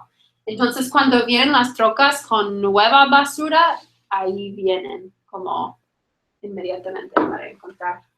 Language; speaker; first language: Spanish; non-native, fluent; English